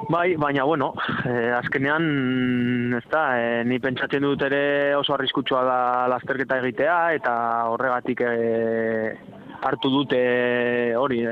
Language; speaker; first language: Basque; non-native, local second language; Spanish